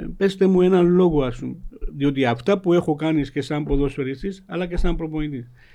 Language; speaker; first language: Greek; non-native, fluent; Georgian